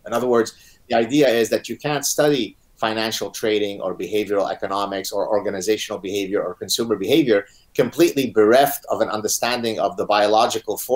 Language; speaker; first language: English; non-native, fluent; Arabic